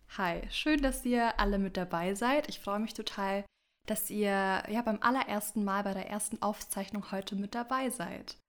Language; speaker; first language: German; early bilingual, other home language; Amharic